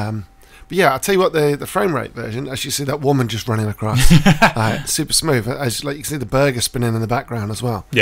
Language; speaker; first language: English; native; English